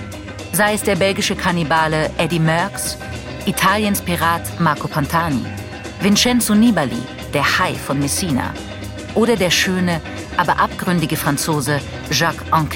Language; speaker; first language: German; native; German